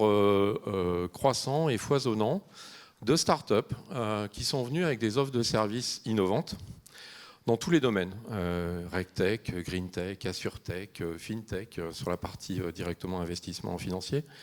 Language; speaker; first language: French; native; French